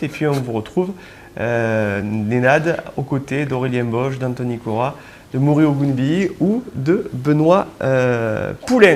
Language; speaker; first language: French; native; French